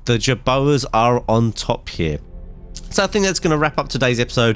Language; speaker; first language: English; native; English